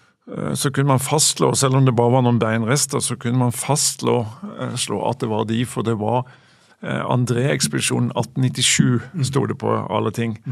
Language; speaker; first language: Norwegian; native; Norwegian